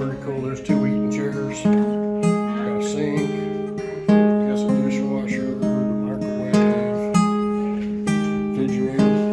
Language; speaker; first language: English; native; English